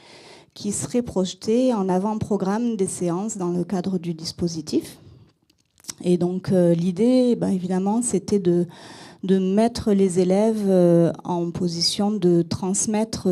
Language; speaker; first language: French; native; French